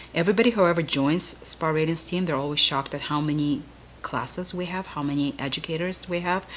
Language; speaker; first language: English; non-native, fluent; Russian